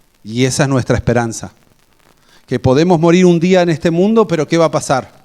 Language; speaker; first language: Spanish; native; Spanish